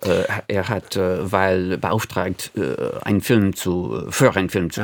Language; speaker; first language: German; non-native, fluent; English